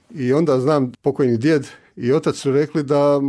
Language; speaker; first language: Croatian; native; Croatian